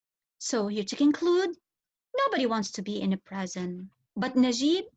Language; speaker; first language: English; non-native, fluent; Arabic